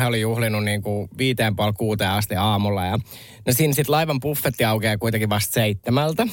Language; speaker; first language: Finnish; native; Finnish